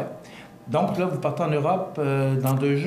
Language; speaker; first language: French; native; French